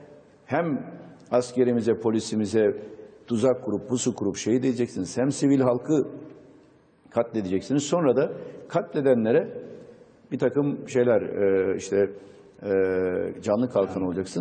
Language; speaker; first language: Turkish; native; Turkish